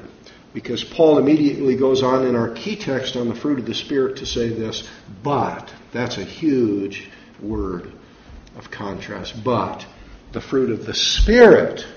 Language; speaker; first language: English; native; English